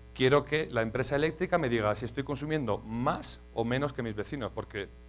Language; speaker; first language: Spanish; native; Spanish